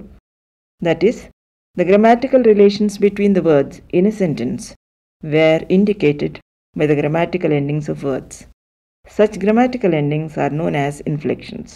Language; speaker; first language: English; non-native, local second language; Telugu